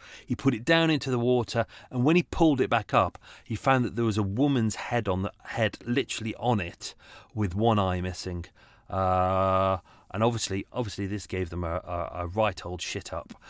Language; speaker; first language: English; native; English